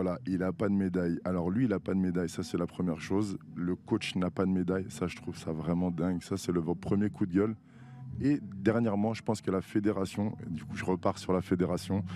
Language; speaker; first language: French; native; French